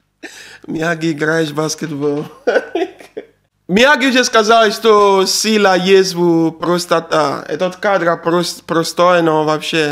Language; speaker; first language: Russian; non-native, learner; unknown